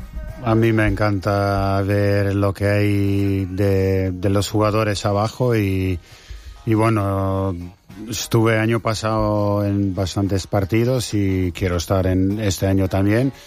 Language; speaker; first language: Spanish; non-native, fluent; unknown